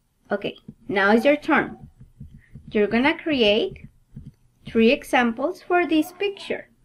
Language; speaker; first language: English; non-native, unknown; Spanish